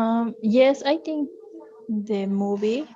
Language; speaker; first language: English; non-native, learner; Spanish